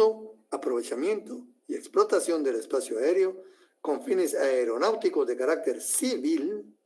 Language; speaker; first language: Spanish; native; Spanish